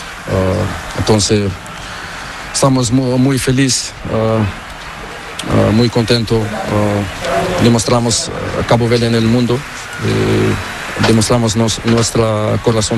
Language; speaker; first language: Spanish; non-native, learner; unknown